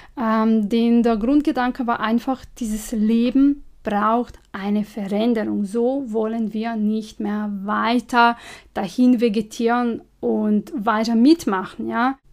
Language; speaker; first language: German; non-native, fluent; Serbian